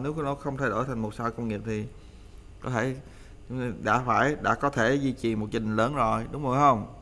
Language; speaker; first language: Vietnamese; native; Vietnamese